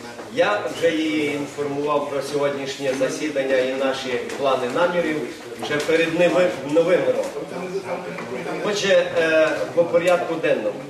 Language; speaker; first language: Ukrainian; native; Ukrainian